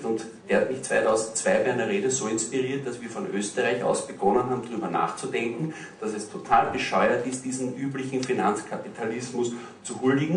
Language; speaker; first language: German; native; German